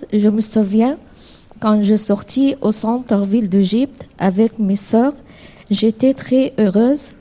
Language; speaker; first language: French; non-native, learner; Arabic